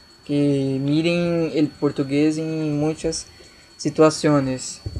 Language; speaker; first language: Spanish; non-native, learner; Portuguese